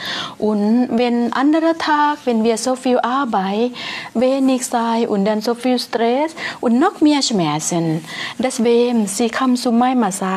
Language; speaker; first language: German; non-native, learner; Thai